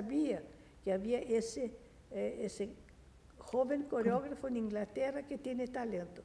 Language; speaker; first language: Spanish; non-native, fluent; Portuguese